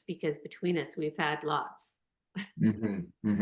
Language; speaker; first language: English; native; English